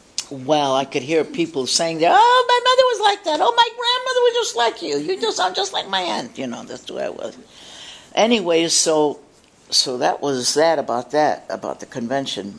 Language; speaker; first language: English; early bilingual, other home language; Spanish